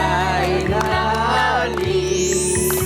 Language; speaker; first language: Chinese; non-native, learner; Korean